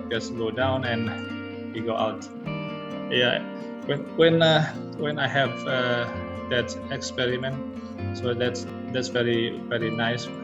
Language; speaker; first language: English; non-native, learner; Indonesian